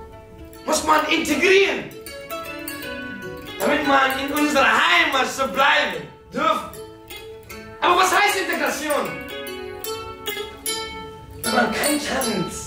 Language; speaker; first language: German; non-native, learner; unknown